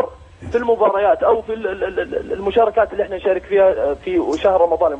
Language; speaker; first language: Arabic; native; Arabic